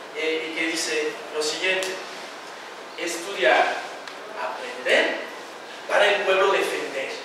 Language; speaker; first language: Spanish; non-native, fluent; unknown